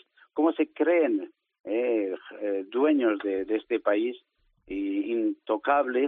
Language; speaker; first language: Spanish; native; Spanish